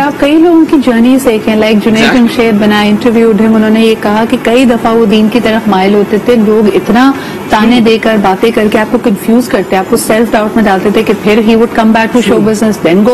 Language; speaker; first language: Urdu; native; Urdu